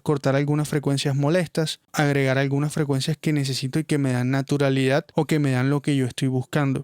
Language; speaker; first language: Spanish; native; Spanish